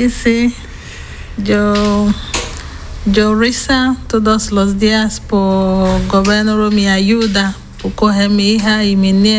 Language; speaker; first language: Spanish; non-native, learner; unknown